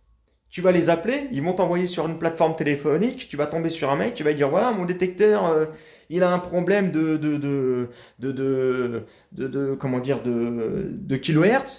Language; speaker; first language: French; native; French